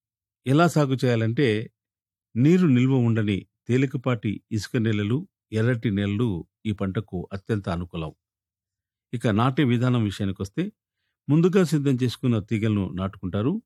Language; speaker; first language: Telugu; native; Telugu